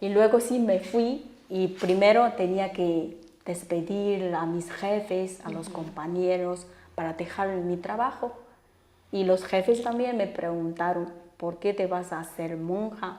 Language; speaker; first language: Spanish; non-native, fluent; Chinese